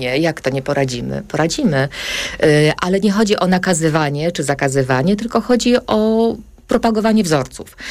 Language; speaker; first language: Polish; native; Polish